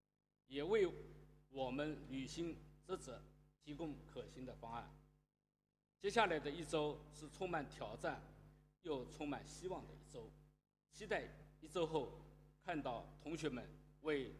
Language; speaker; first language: Chinese; native; Chinese